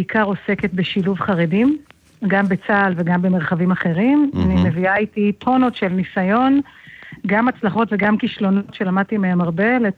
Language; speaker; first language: Hebrew; native; Hebrew